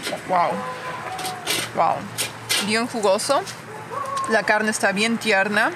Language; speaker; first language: Spanish; early bilingual, heritage; Spanish